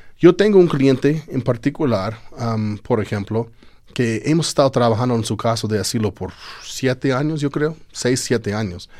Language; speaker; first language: Spanish; non-native, fluent; English